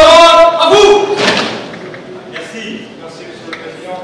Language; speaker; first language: French; non-native, fluent; Indonesian